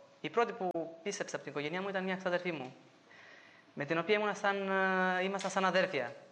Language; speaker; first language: Greek; non-native, fluent; Albanian